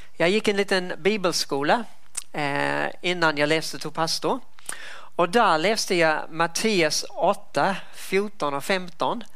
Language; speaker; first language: Swedish; non-native, fluent; English